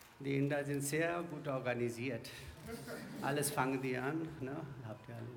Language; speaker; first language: German; non-native, learner; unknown